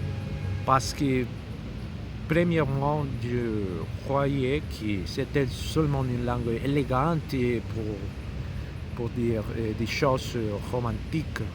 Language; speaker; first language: French; non-native, learner; Spanish